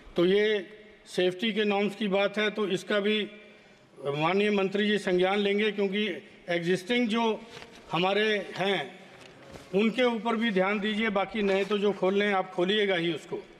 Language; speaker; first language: Hindi; native; Hindi